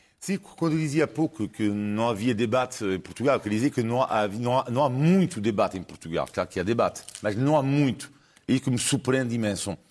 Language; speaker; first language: Portuguese; non-native, fluent; French